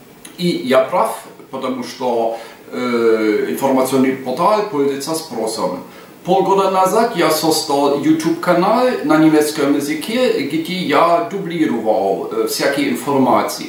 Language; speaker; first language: Russian; non-native, fluent; German